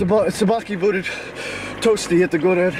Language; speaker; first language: Russian; non-native, learner; English